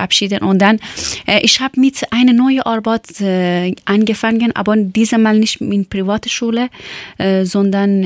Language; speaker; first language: German; non-native, learner; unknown